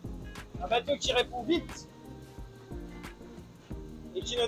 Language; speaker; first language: French; native; French